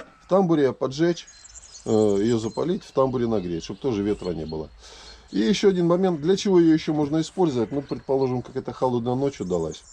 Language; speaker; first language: Russian; native; Russian